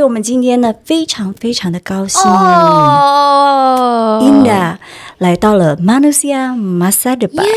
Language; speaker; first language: Chinese; early bilingual, heritage; Chinese